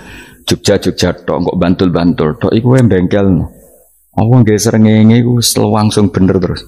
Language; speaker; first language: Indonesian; non-native, local second language; Javanese